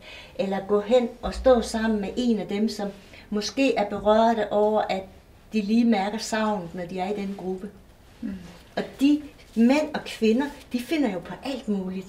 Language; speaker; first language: Danish; native; Danish